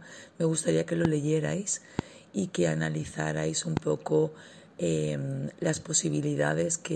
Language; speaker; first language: Spanish; native; Spanish